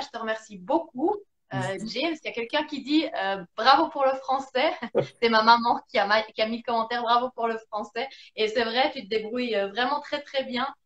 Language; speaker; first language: French; native; French